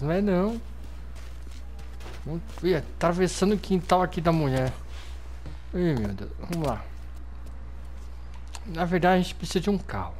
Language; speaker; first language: Portuguese; native; Portuguese